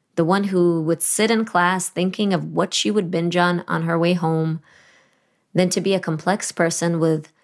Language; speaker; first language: English; early bilingual, other home language; Russian